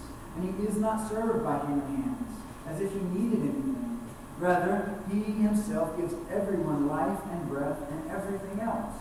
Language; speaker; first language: English; native; English